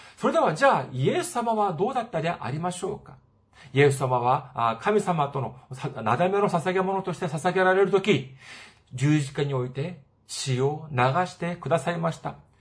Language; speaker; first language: Japanese; non-native, fluent; Korean